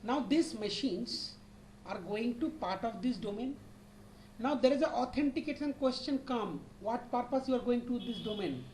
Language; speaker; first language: English; non-native, local second language; Bangla